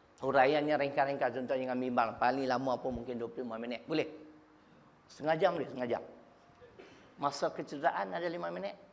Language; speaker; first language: Malay; native; Malay